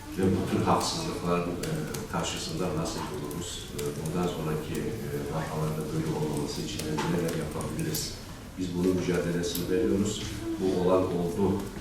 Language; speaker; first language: Turkish; native; Turkish